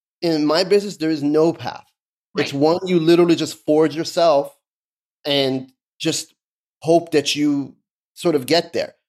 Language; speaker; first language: English; early bilingual, other home language; Persian